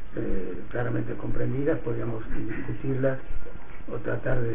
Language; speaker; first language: Spanish; native; Spanish